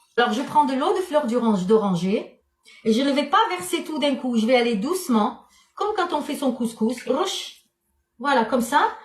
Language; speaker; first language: French; non-native, local second language; Arabic